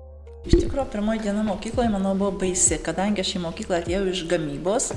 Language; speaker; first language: Lithuanian; native; Lithuanian